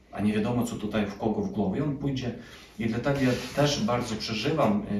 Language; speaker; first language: Polish; early bilingual, other home language; Ukrainian